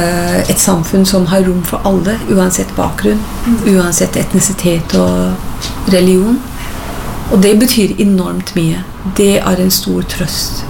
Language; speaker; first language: Norwegian; non-native, fluent; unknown